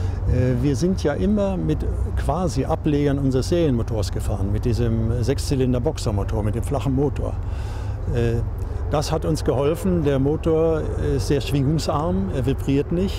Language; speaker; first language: German; native; German